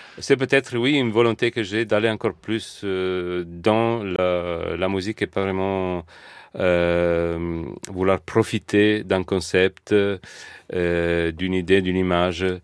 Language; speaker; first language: French; non-native, fluent; Italian